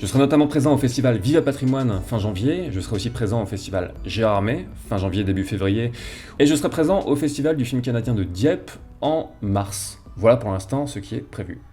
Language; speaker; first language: French; native; French